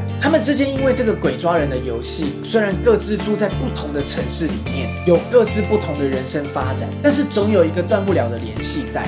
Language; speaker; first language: Chinese; native; Chinese